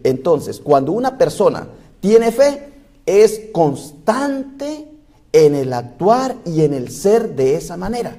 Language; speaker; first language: Spanish; native; Spanish